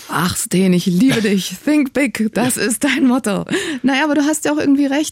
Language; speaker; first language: German; native; German